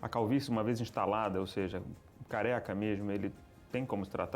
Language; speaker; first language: Portuguese; native; Portuguese